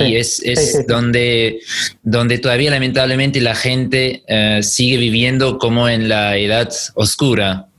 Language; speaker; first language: Spanish; non-native, fluent; German